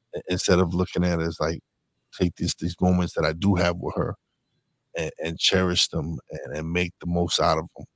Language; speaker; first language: English; native; English